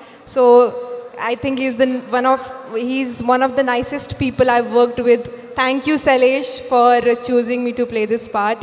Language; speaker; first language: Telugu; non-native, local second language; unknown